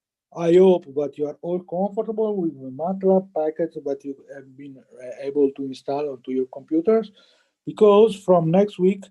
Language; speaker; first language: English; non-native, fluent; Italian